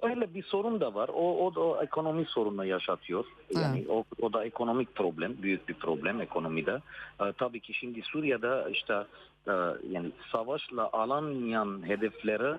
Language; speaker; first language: Turkish; non-native, fluent; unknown